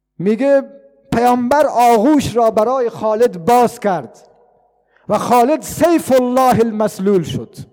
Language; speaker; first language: Persian; non-native, local second language; Baluchi